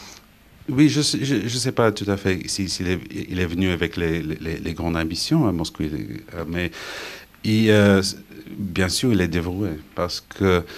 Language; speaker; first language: French; non-native, fluent; English